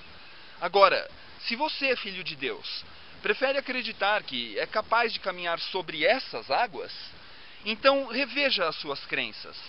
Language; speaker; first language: Portuguese; native; Portuguese